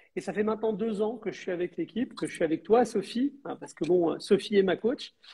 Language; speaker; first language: French; native; French